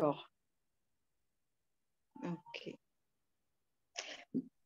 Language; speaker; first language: French; non-native, local second language; Arabic